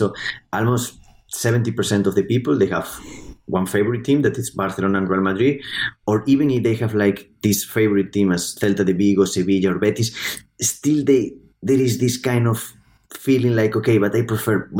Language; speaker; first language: English; non-native, fluent; Spanish